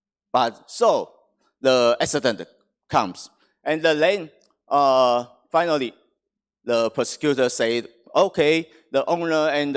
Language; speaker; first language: English; non-native, fluent; Chinese